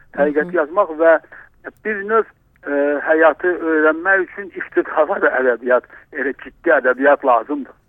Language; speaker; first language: Azerbaijani; non-native, local second language; Russian